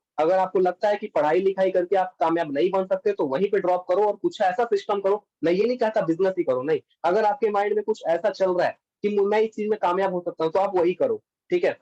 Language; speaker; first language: Hindi; native; Hindi